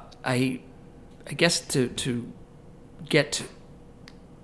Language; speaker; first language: English; native; English